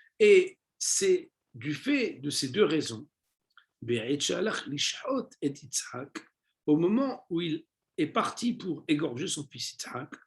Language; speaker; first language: French; native; French